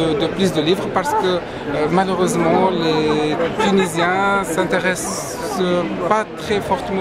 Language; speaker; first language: French; non-native, local second language; Arabic